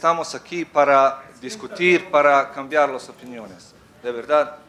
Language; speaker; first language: Spanish; non-native, fluent; Bosnian